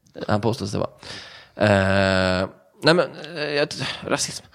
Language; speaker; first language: Swedish; native; Swedish